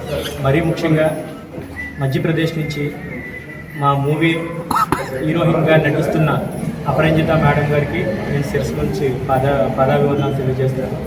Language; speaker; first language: Telugu; native; Telugu